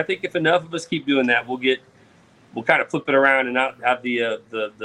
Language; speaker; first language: English; native; English